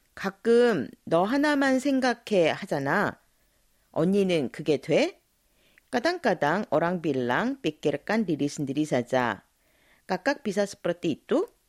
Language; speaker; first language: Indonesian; non-native, fluent; Korean